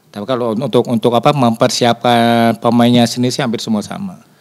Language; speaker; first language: Indonesian; native; Indonesian